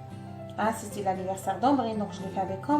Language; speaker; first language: French; non-native, local second language; Arabic